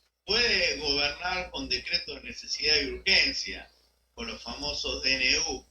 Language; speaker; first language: Spanish; native; Spanish